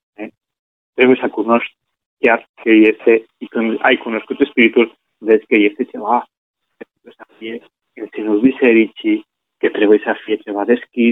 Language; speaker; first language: Romanian; non-native, fluent; Spanish